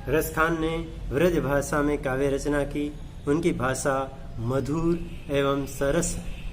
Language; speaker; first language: Hindi; non-native, local second language; Gujarati